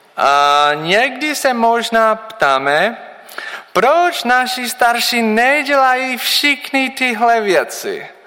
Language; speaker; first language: Czech; non-native, learner; English